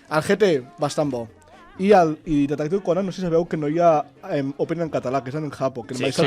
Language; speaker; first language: Catalan; native; Catalan